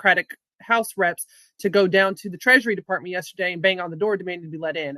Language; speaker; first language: English; native; English